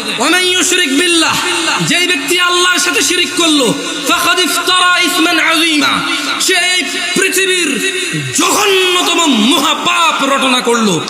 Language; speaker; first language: Bangla; early bilingual, heritage; Bangla